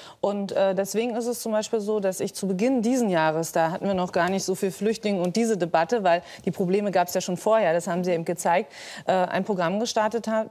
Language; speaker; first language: German; native; German